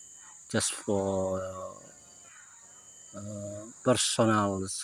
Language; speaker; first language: English; non-native, learner; Indonesian